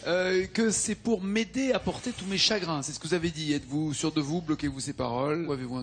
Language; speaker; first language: French; native; French